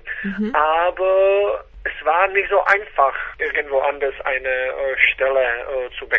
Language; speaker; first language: German; non-native, fluent; Czech